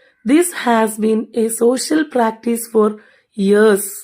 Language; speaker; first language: English; non-native, local second language; Malayalam